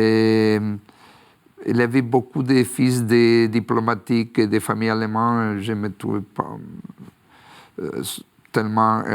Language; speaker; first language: French; non-native, fluent; Spanish